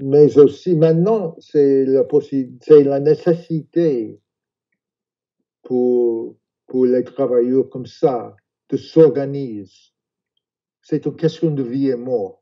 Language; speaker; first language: French; non-native, fluent; English